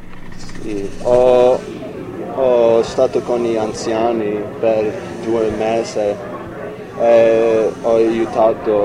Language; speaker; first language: Italian; non-native, learner; English